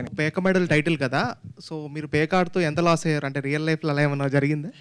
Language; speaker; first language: Telugu; native; Telugu